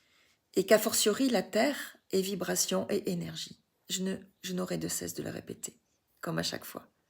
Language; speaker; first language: French; native; French